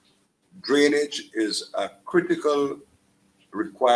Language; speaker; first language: English; native; English